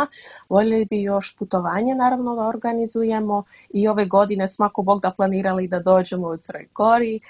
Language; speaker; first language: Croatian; early bilingual, heritage; Dutch